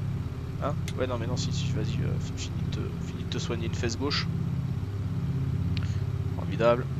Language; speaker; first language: French; native; French